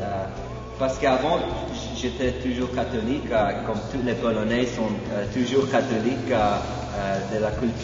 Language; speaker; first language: French; non-native, fluent; Polish